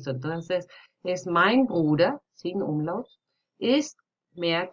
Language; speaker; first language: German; non-native, fluent; Spanish